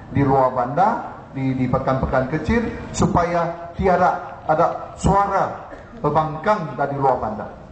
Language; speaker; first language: Malay; non-native, local second language; Chinese